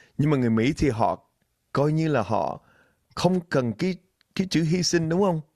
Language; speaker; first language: Vietnamese; early bilingual, heritage; Vietnamese